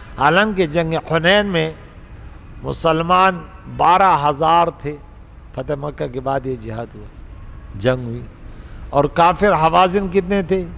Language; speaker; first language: Urdu; non-native, local second language; Pashto